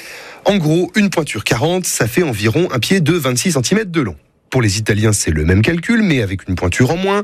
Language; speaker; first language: French; native; French